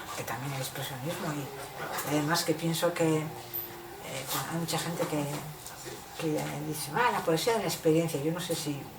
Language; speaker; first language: Spanish; non-native, local second language; Basque